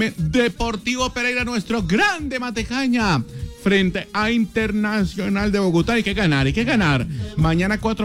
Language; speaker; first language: Spanish; native; Spanish